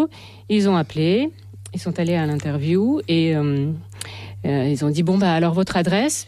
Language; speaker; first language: French; non-native, fluent; Russian